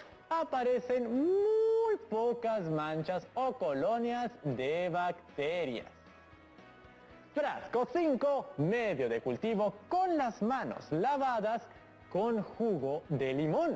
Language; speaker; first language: Spanish; native; Spanish